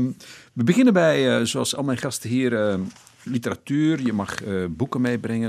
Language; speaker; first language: Dutch; native; Dutch